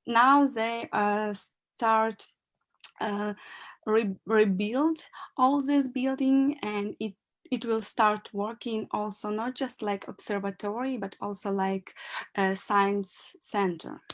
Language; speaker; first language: English; non-native, learner; Ukrainian